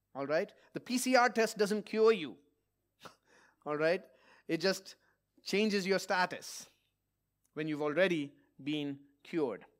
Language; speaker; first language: English; non-native, local second language; Malayalam